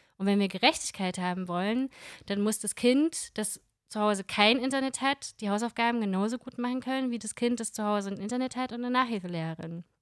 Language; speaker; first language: German; early bilingual, other home language; Russian